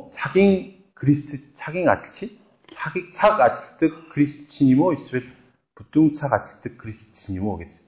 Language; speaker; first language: Mongolian; non-native, fluent; Korean